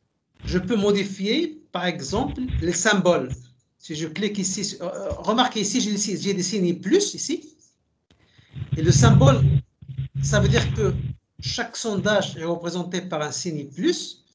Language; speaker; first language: French; native; French